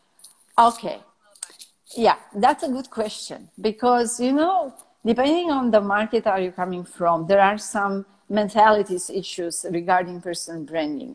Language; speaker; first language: English; non-native, fluent; Romanian